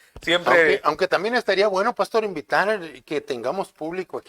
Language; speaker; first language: Spanish; native; Spanish